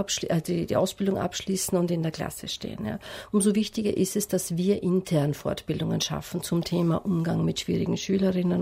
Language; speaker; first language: German; native; German